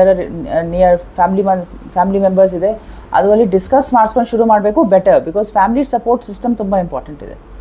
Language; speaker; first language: Kannada; non-native, fluent; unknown